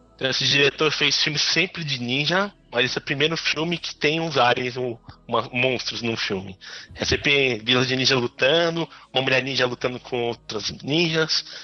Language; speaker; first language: Portuguese; native; Portuguese